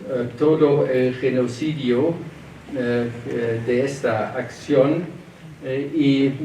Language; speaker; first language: Spanish; non-native, learner; German